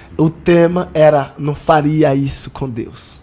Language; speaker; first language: Portuguese; non-native, learner; Haitian Creole